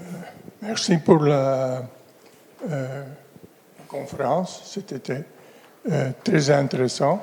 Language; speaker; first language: French; non-native, fluent; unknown